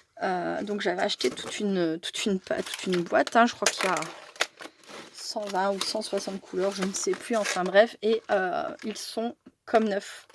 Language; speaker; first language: French; native; French